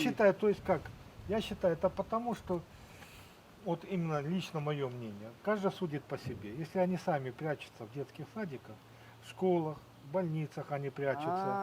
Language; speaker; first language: Russian; native; Russian